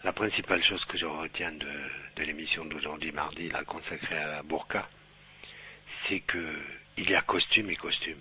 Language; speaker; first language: French; native; French